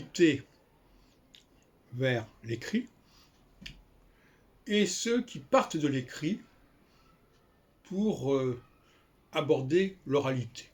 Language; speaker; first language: French; native; French